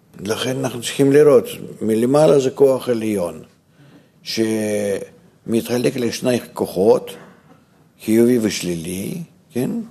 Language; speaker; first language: Hebrew; non-native, fluent; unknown